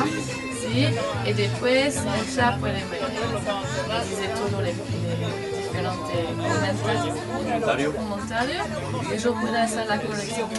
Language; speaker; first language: Spanish; non-native, learner; French